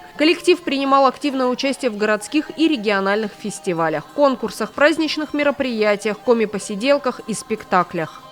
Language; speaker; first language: Russian; native; Russian